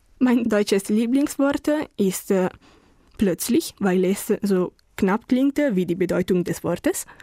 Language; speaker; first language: German; non-native, learner; Italian